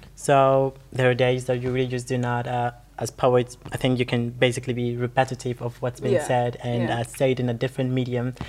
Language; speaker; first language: English; non-native, local second language; Wolof